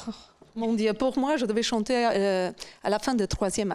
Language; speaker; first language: French; non-native, fluent; Albanian